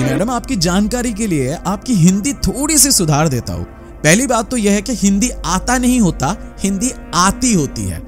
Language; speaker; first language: Hindi; non-native, local second language; Bangla